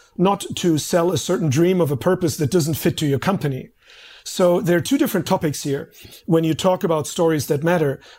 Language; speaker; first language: English; non-native, fluent; German